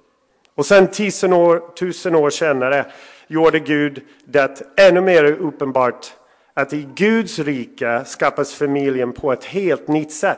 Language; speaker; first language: Swedish; non-native, fluent; English